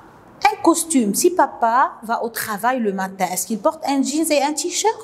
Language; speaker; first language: French; non-native, local second language; Arabic